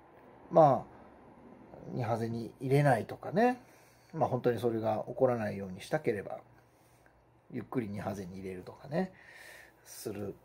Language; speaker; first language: Japanese; native; Japanese